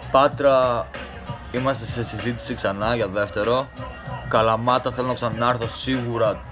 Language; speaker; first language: Greek; early bilingual, other home language; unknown